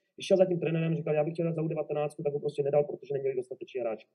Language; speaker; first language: Czech; native; Czech